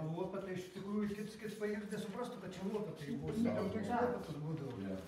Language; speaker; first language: Lithuanian; native; Lithuanian